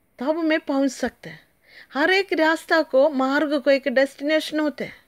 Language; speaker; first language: Hindi; non-native, local second language; Malayalam